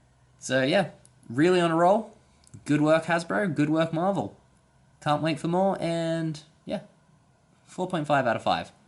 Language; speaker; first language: English; native; English